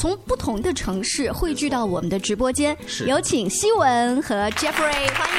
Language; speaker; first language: Chinese; native; Chinese